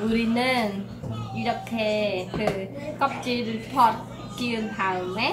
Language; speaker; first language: Korean; non-native, fluent; Khmer